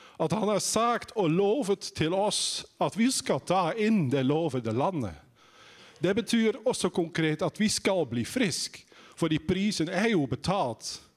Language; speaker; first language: Norwegian; non-native, fluent; Dutch